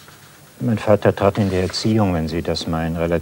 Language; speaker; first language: German; native; German